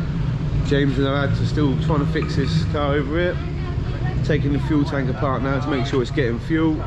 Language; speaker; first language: English; native; English